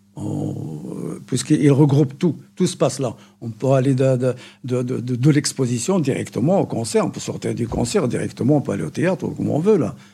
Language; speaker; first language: French; non-native, local second language; Arabic